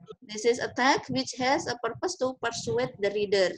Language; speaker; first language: English; non-native, fluent; Indonesian